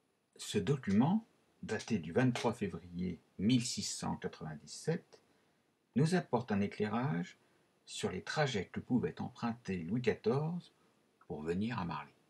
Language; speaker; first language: French; native; French